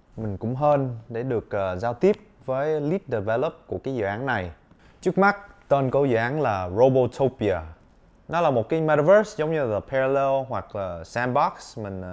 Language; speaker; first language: Vietnamese; early bilingual, heritage; Vietnamese